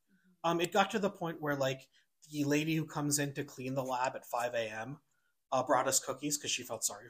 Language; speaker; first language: English; native; English